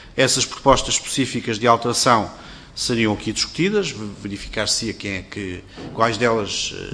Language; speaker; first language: Portuguese; native; Portuguese